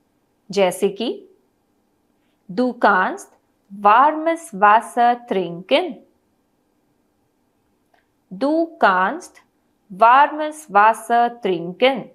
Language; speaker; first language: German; non-native, fluent; Hindi